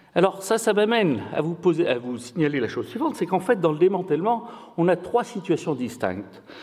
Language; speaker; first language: French; native; French